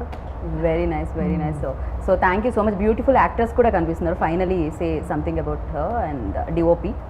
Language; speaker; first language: Telugu; native; Telugu